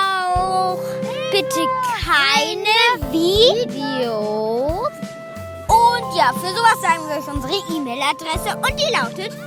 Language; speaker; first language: German; native; German